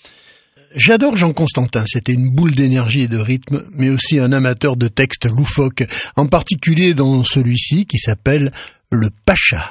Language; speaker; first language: French; native; French